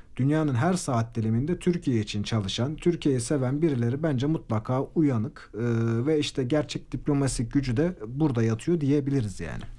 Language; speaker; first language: Turkish; native; Turkish